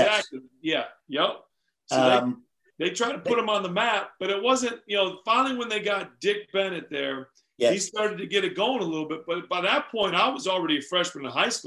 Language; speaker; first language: English; native; English